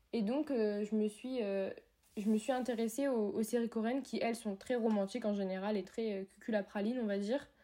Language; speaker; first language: French; native; French